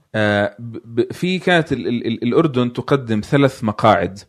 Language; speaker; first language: Arabic; native; Arabic